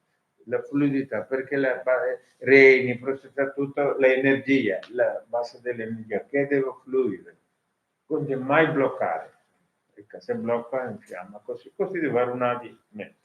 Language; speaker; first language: Italian; non-native, learner; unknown